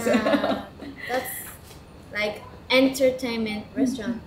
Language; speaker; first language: English; non-native, learner; Japanese